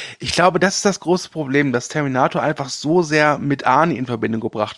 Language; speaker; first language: German; native; German